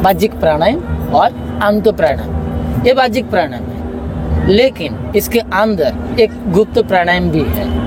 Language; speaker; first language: Hindi; non-native, local second language; Bangla